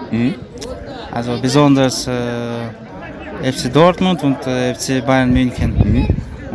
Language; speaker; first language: German; non-native, learner; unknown